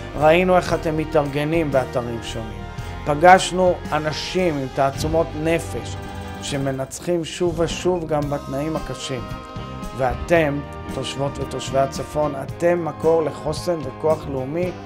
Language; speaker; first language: Hebrew; native; Hebrew